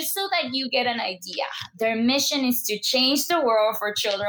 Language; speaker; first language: English; non-native, fluent; Spanish